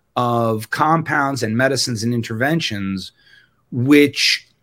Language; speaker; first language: English; native; English